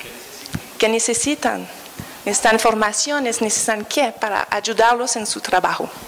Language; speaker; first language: Spanish; non-native, fluent; French